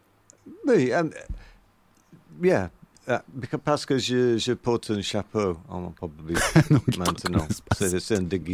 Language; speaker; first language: French; non-native, learner; English